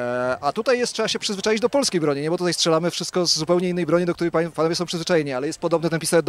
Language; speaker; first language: Polish; native; Polish